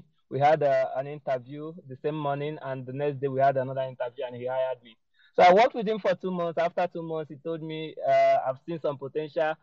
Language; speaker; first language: English; non-native, local second language; Igbo